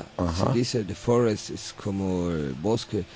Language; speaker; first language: Spanish; non-native, learner; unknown